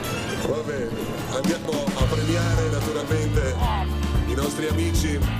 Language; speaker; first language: Italian; native; Italian